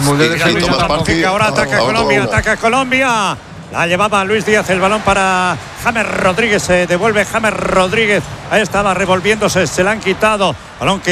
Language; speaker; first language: Spanish; native; Spanish